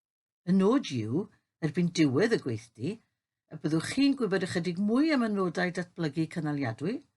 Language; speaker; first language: Welsh; native; Welsh